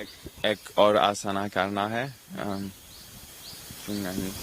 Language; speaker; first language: Hindi; non-native, learner; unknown